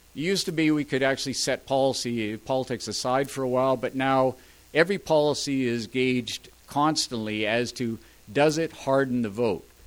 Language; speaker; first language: English; native; English